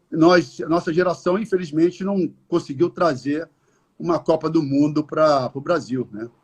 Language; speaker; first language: Portuguese; native; Portuguese